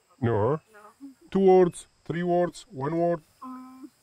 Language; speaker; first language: English; non-native, fluent; Arabic